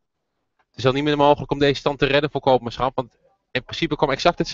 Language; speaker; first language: Dutch; native; Dutch